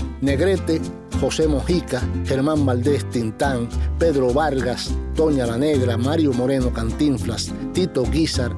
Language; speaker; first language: Spanish; native; Spanish